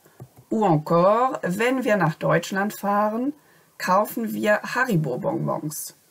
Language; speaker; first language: German; non-native, fluent; French